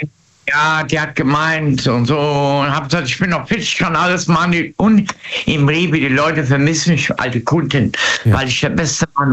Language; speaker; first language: German; native; German